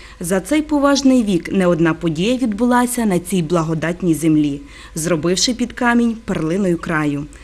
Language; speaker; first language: Ukrainian; native; Ukrainian